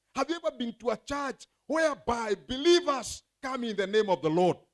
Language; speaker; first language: English; non-native, local second language; Swahili